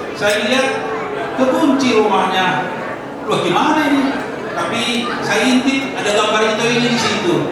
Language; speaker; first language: Indonesian; non-native, local second language; Batak Toba